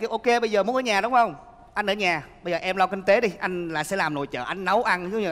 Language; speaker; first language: Vietnamese; native; Vietnamese